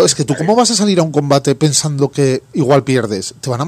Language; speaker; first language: Spanish; native; Spanish